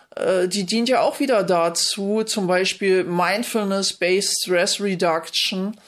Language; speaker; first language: German; native; German